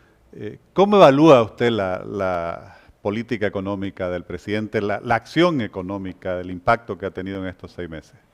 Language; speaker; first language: Spanish; native; Spanish